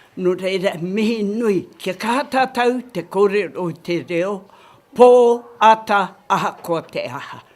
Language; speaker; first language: Māori; native; Māori